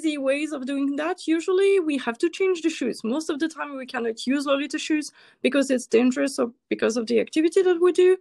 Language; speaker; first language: English; non-native, fluent; French